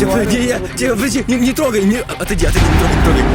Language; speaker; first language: Russian; native; Russian